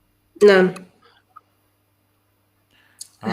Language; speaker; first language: Arabic; native; Arabic